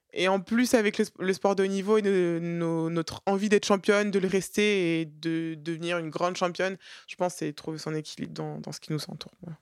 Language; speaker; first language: French; native; French